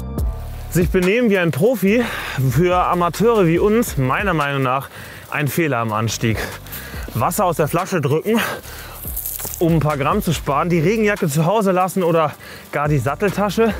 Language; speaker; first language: German; native; German